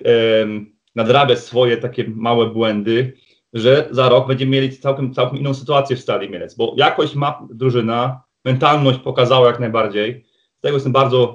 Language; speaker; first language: Polish; early bilingual, heritage; Polish